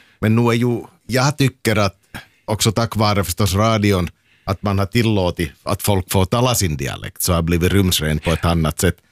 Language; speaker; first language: Swedish; native; Swedish